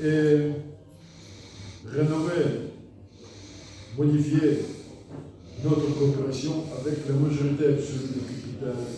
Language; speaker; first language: French; non-native, learner; Russian